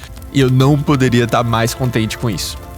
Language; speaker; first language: Portuguese; native; Portuguese